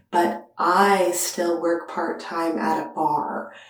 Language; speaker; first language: English; non-native, fluent; French